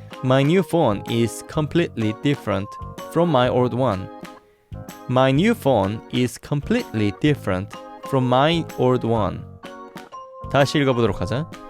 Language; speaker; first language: English; non-native, fluent; Korean